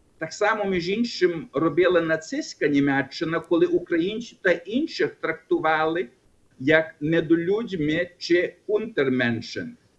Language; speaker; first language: Ukrainian; early bilingual, heritage; Ukrainian